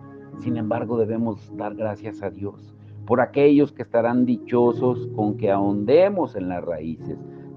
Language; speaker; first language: Spanish; native; Spanish